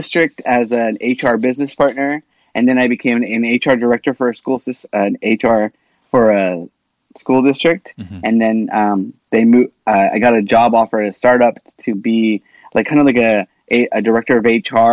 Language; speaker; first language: English; early bilingual, other home language; Spanish